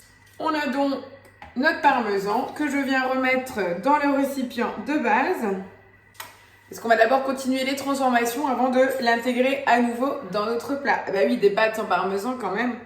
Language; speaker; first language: French; native; French